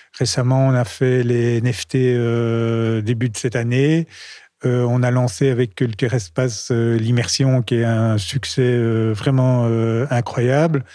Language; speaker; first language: French; native; French